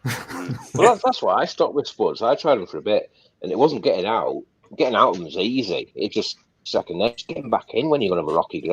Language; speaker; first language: English; native; English